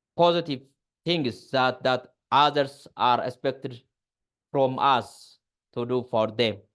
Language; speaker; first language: English; non-native, local second language; Amharic